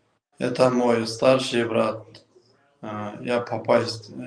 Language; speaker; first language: Russian; non-native, local second language; Kyrgyz